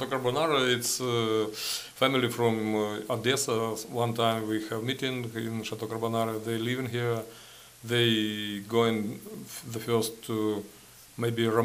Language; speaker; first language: English; non-native, learner; Ukrainian